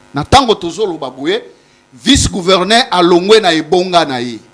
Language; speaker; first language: Lingala; native; Lingala